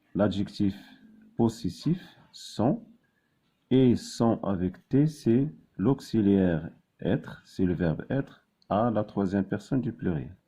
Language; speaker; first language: French; non-native, local second language; Arabic